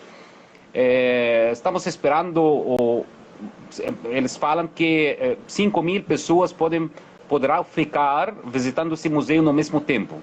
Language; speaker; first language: Portuguese; non-native, fluent; Arabic